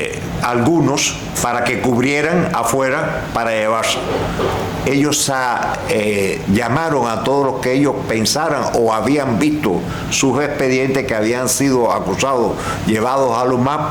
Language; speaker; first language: Spanish; native; Spanish